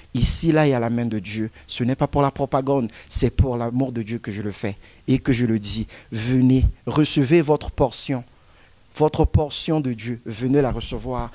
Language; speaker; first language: French; non-native, local second language; Lingala